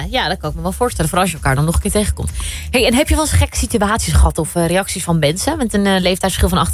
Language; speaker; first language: Dutch; native; Dutch